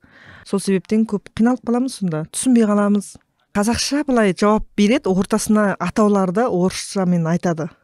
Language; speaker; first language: Kazakh; early bilingual, heritage; Kazakh